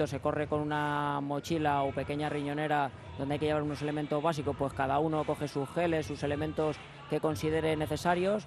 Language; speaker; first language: Spanish; native; Spanish